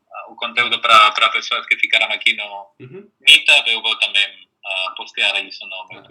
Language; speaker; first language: Portuguese; non-native, fluent; Spanish